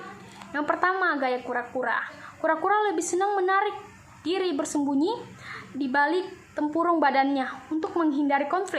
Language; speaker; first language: Indonesian; native; Indonesian